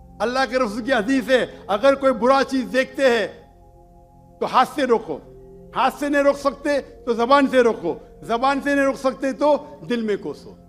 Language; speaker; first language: Urdu; non-native, local second language; Konkani